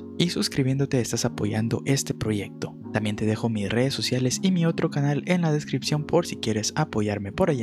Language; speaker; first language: Spanish; native; Spanish